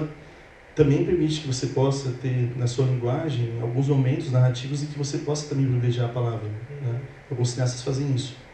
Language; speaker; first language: Portuguese; native; Portuguese